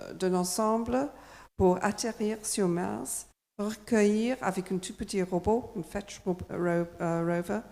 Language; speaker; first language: French; non-native, fluent; English